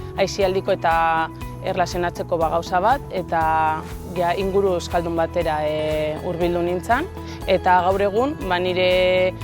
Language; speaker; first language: Basque; non-native, local second language; Spanish